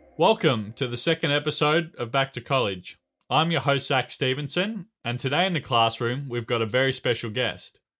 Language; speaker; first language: English; native; English